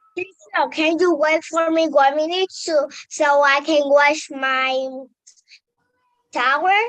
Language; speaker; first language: English; non-native, learner; Vietnamese